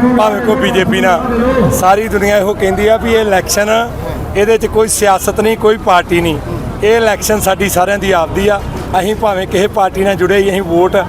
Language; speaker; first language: Punjabi; native; Punjabi